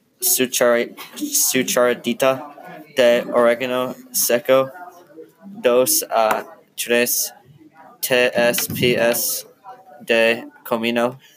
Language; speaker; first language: Spanish; non-native, learner; English